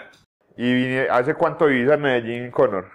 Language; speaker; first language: Spanish; native; Spanish